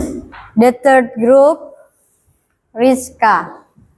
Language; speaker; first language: English; non-native, learner; Indonesian